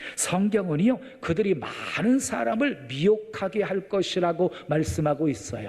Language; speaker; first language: Korean; native; Korean